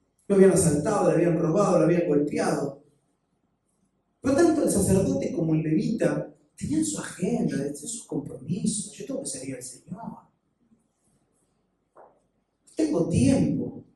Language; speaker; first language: Spanish; native; Spanish